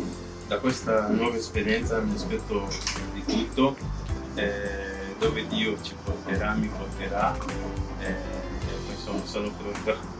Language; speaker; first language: Italian; early bilingual, other home language; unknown